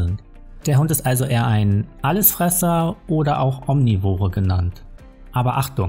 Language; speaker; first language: German; native; German